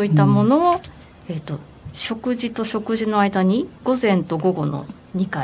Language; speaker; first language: Japanese; native; Japanese